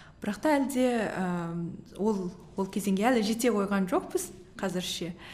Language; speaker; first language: Kazakh; early bilingual, heritage; Kazakh